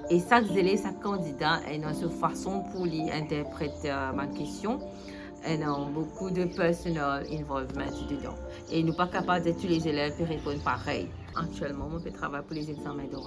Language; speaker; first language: French; non-native, local second language; Morisyen